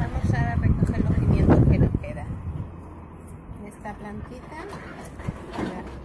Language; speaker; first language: Spanish; native; Spanish